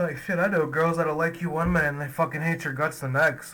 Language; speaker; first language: English; native; English